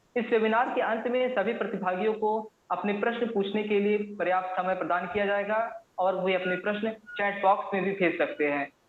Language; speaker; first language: Hindi; native; Hindi